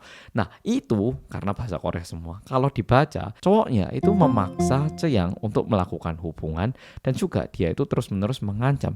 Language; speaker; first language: Indonesian; early bilingual, other home language; Korean